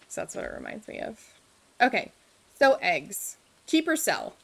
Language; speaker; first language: English; native; English